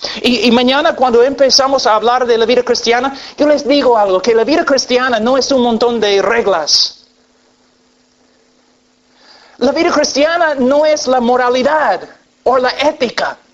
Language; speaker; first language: Spanish; non-native, fluent; English